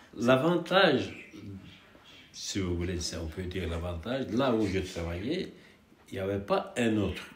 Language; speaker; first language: French; non-native, fluent; Turkish